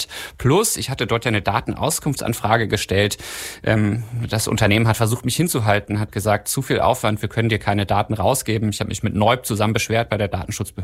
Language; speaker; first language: German; native; German